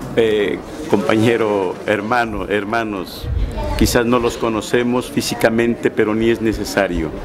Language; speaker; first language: Spanish; native; Spanish